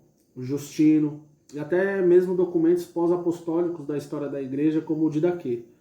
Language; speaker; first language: Portuguese; native; Portuguese